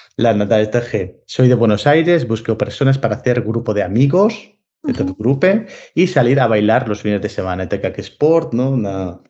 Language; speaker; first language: Spanish; native; Spanish